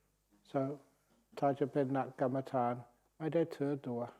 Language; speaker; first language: Thai; non-native, fluent; English